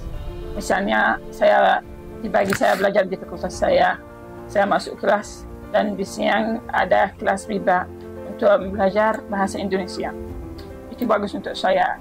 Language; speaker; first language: Indonesian; non-native, learner; Arabic